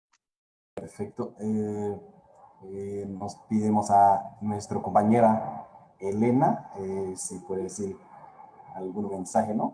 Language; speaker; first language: Spanish; non-native, fluent; Haitian Creole